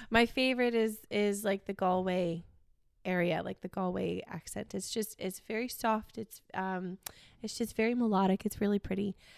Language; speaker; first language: English; native; English